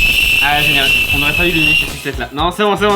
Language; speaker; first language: French; native; French